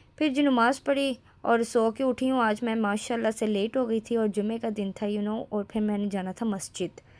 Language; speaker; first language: Urdu; native; Urdu